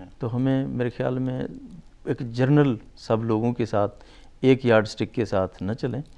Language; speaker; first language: Urdu; non-native, local second language; Baluchi